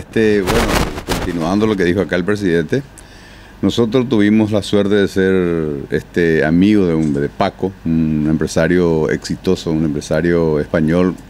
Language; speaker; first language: Spanish; native; Spanish